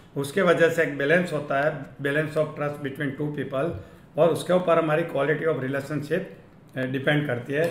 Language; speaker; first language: Hindi; non-native, local second language; Gujarati